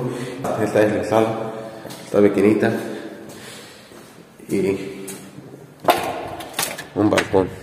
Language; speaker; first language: Spanish; non-native, fluent; Arabic